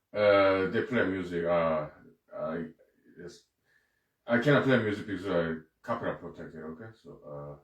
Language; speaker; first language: English; non-native, fluent; Korean